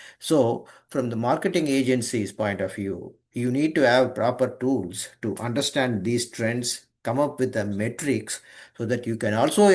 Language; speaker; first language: English; non-native, local second language; Tamil